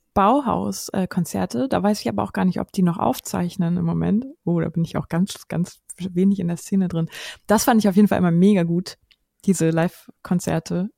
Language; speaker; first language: German; native; German